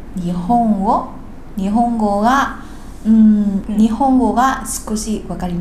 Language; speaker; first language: Japanese; non-native, fluent; Vietnamese